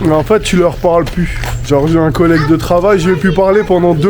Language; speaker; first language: French; native; French